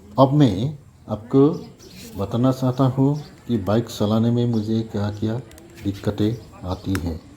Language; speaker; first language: Hindi; non-native, local second language; Assamese